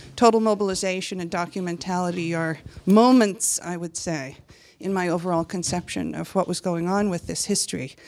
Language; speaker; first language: English; native; English